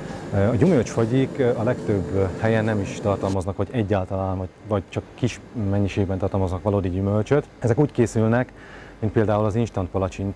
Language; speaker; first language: Hungarian; native; Hungarian